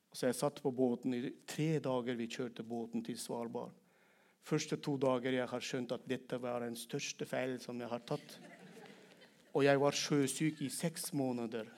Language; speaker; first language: Norwegian; non-native, fluent; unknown